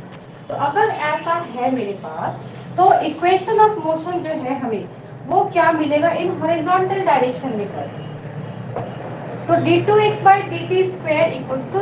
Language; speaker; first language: Hindi; native; Hindi